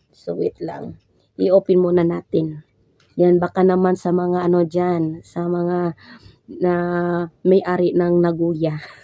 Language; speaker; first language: Filipino; non-native, local second language; Cebuano